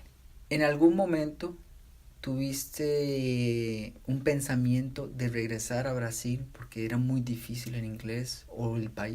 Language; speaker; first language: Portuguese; non-native, learner; Spanish